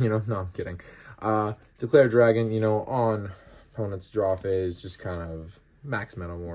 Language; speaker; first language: English; native; English